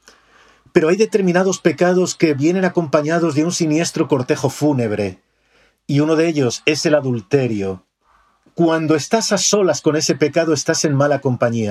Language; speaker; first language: Spanish; native; Spanish